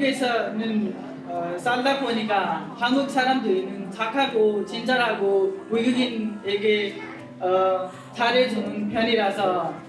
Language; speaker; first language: Korean; non-native, learner; Nepali